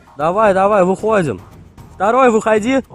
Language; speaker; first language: Russian; native; Russian